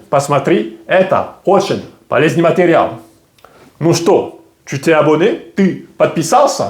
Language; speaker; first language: Russian; non-native, fluent; French